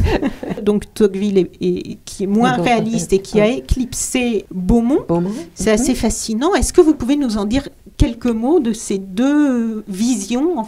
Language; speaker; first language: French; native; French